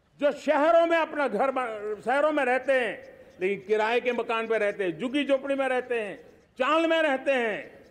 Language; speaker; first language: Hindi; non-native, local second language; Gujarati